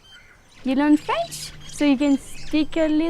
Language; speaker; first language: English; non-native, learner; French